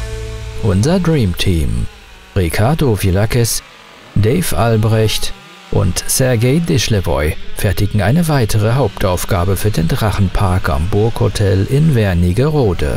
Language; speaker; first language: German; native; German